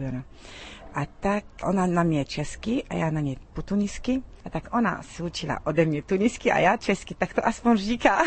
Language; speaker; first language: Czech; early bilingual, heritage; Arabic